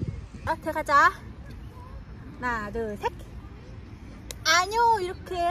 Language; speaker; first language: Korean; non-native, learner; Vietnamese